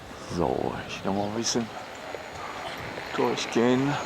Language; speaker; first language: German; native; German